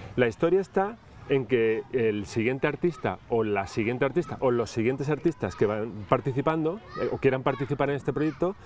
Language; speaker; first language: Spanish; native; Spanish